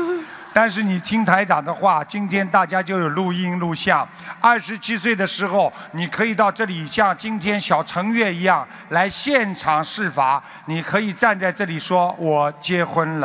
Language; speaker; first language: Chinese; native; Chinese